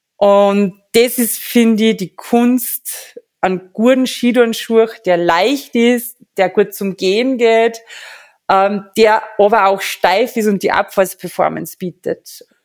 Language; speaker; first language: German; native; German